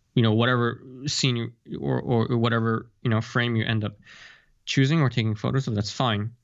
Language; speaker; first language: English; early bilingual, heritage; Japanese